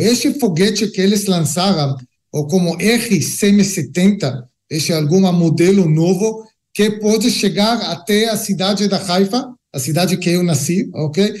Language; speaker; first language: Portuguese; non-native, learner; Hebrew